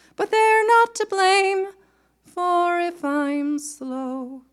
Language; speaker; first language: English; native; English